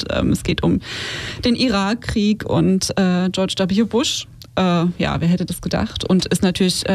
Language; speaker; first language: German; native; German